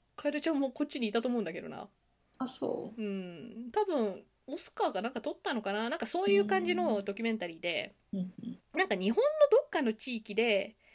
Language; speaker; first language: Japanese; early bilingual, heritage; Japanese